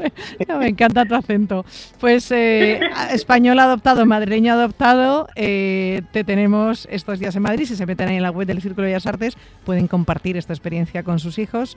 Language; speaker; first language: Spanish; native; Spanish